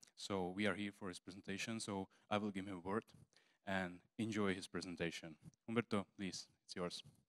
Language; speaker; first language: English; non-native, fluent; Czech